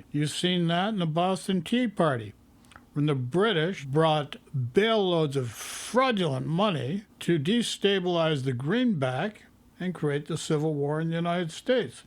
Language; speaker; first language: English; native; English